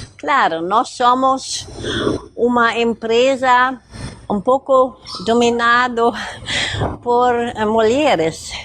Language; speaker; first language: Portuguese; non-native, fluent; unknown